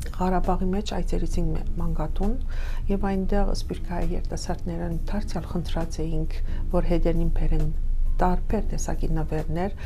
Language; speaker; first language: Armenian; early bilingual, heritage; Armenian